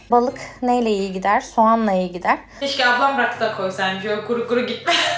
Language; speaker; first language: Turkish; native; Turkish